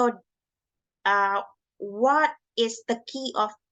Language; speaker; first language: English; non-native, learner; Indonesian